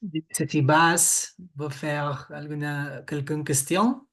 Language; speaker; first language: French; non-native, fluent; Catalan